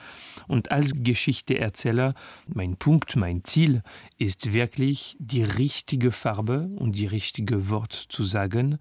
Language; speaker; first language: German; non-native, fluent; French